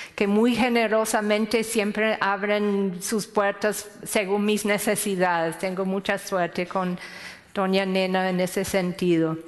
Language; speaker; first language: Spanish; non-native, fluent; English